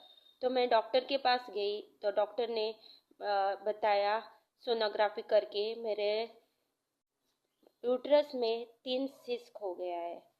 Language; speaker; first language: Hindi; non-native, local second language; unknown